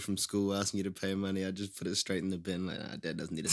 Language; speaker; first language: English; native; English